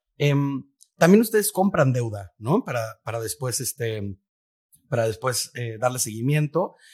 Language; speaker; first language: Spanish; native; Spanish